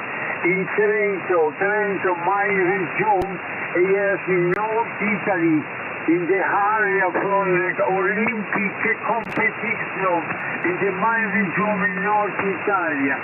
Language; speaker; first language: English; non-native, learner; Italian